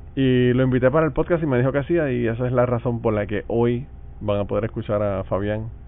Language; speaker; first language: Spanish; native; Spanish